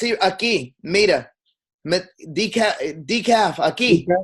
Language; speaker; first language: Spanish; non-native, learner; English